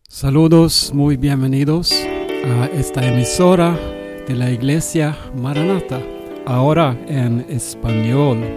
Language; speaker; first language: Spanish; non-native, learner; Swedish